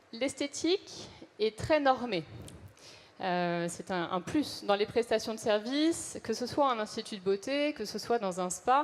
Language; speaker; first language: French; native; French